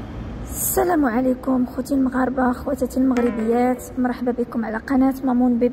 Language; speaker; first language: Arabic; native; Arabic